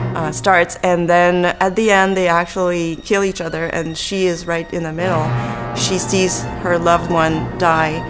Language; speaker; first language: English; native; English